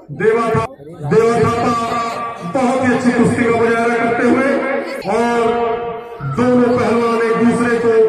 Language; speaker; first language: Hindi; native; Hindi